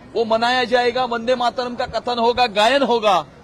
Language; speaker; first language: Hindi; non-native, local second language; Marathi